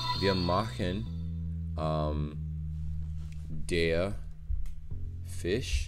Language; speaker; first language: German; non-native, learner; English